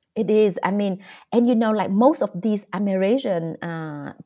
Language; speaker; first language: English; non-native, fluent; Vietnamese